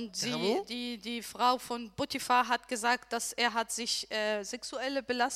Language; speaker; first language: German; non-native, learner; Arabic